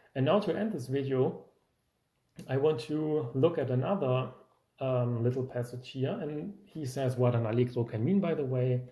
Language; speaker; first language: English; non-native, fluent; German